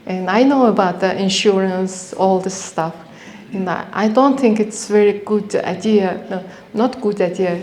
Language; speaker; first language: English; non-native, fluent; Mongolian